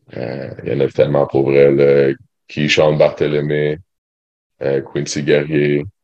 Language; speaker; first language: French; native; French